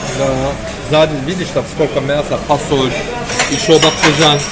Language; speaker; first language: Russian; non-native, learner; Turkish